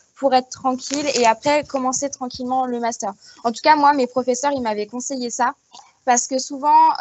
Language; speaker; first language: French; native; French